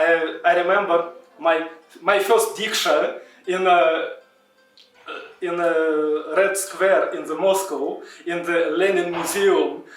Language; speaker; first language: English; non-native, learner; Russian